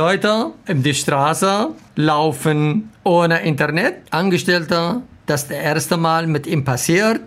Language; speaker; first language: German; non-native, learner; Arabic